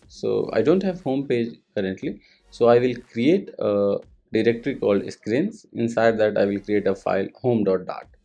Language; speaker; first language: English; non-native, local second language; Hindi